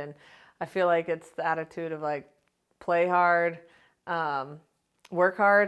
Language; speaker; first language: English; native; English